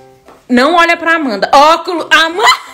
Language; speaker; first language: Portuguese; native; Portuguese